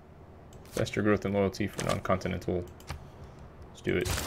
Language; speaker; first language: English; native; English